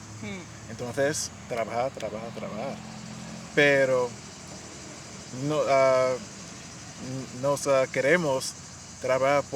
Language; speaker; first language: Spanish; non-native, learner; English